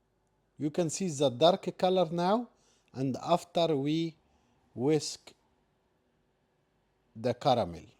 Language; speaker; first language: English; non-native, learner; Arabic